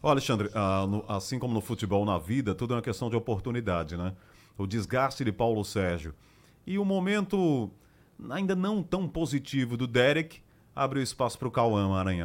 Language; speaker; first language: Portuguese; native; Portuguese